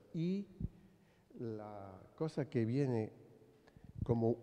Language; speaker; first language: Spanish; non-native, fluent; French